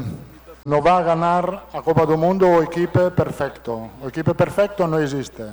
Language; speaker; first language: Portuguese; non-native, learner; Italian